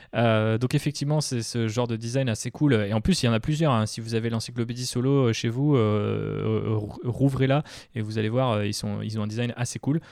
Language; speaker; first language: French; native; French